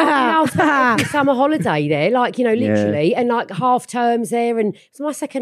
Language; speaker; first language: English; native; English